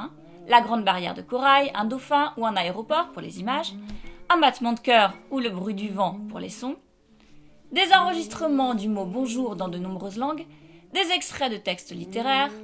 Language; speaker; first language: French; native; French